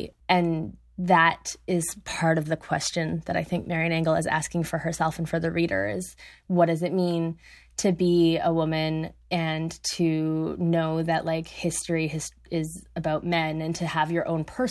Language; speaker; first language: English; native; English